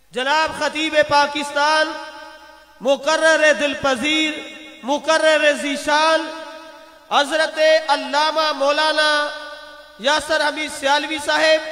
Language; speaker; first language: Urdu; non-native, local second language; Punjabi